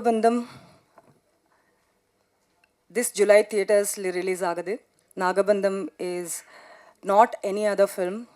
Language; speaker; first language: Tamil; non-native, learner; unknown